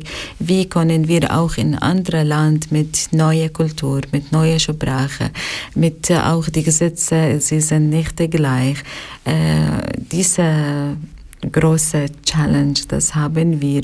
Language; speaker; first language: German; non-native, learner; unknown